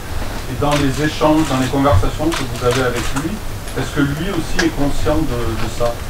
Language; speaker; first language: French; native; French